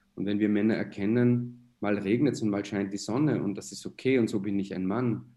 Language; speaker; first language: German; native; German